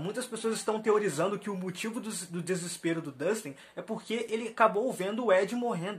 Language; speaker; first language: Portuguese; native; Portuguese